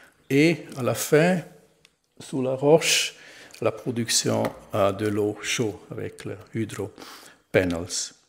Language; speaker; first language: French; non-native, learner; German